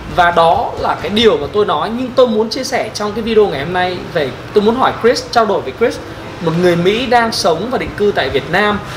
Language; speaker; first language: Vietnamese; native; Vietnamese